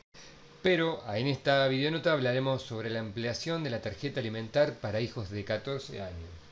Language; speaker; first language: Spanish; native; Spanish